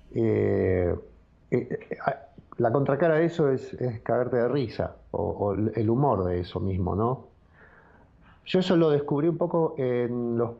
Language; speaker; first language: Spanish; native; Spanish